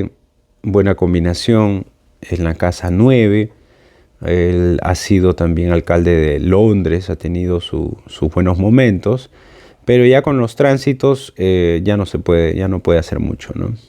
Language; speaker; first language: Spanish; native; Spanish